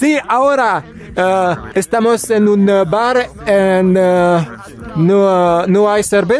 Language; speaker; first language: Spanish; non-native, learner; French